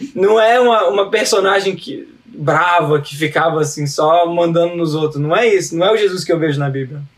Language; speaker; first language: Portuguese; early bilingual, heritage; Portuguese